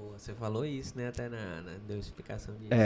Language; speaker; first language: Portuguese; native; Portuguese